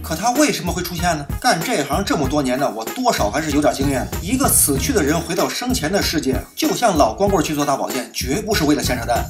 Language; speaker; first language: Chinese; native; Chinese